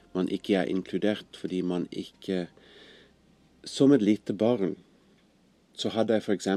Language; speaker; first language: Norwegian; non-native, fluent; English